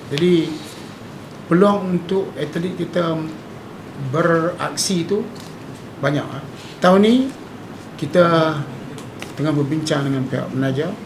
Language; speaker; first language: Malay; native; Malay